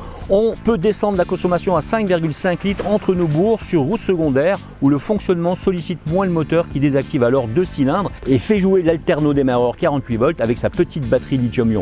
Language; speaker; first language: French; native; French